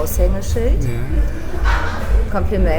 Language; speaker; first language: German; native; German